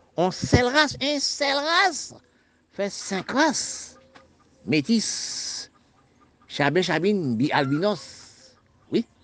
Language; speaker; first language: French; non-native, local second language; Haitian Creole